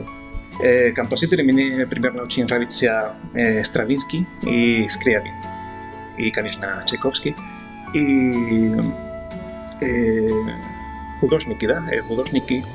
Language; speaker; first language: Russian; non-native, learner; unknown